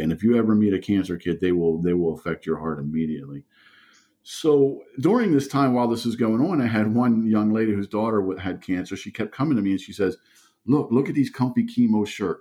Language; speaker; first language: English; early bilingual, other home language; German